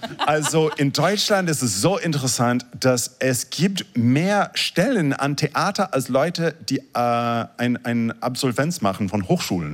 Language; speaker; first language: German; non-native, fluent; English